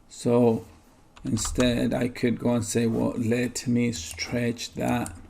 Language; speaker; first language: English; native; English